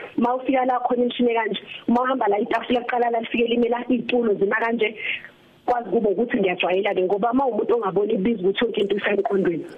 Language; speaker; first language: Zulu; native; Zulu